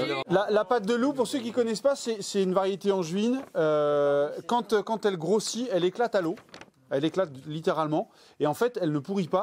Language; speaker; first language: French; native; French